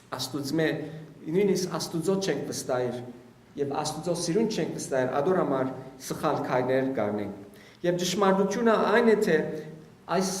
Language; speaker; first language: Armenian; early bilingual, heritage; Armenian